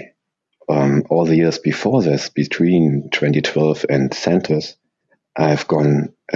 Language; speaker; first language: English; non-native, fluent; German